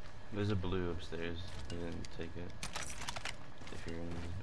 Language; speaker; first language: English; native; English